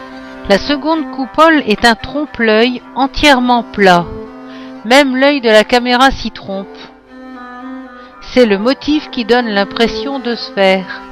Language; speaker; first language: French; native; French